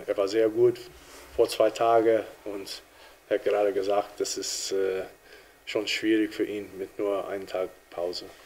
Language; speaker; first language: German; non-native, fluent; English